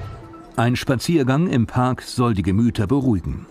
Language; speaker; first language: German; native; German